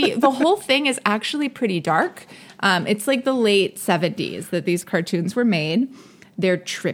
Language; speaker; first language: English; native; English